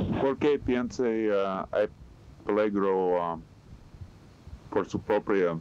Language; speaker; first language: Spanish; non-native, learner; English